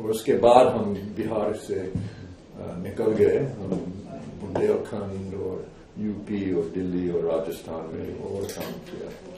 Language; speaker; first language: Hindi; non-native, fluent; English